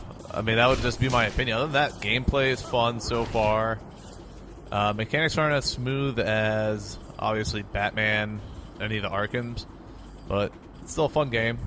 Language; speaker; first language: English; native; English